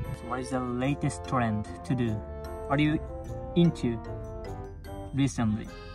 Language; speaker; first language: English; non-native, learner; Japanese